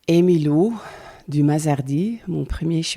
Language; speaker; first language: French; non-native, learner; Dutch